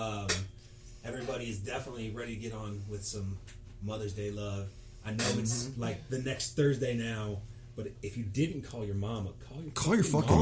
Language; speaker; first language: English; native; English